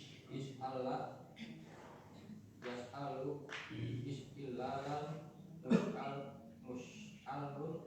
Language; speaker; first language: Arabic; non-native, learner; Indonesian